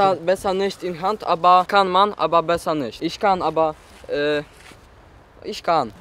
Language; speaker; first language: German; non-native, learner; Polish